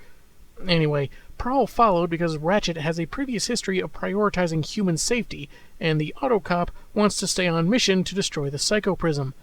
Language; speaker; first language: English; native; English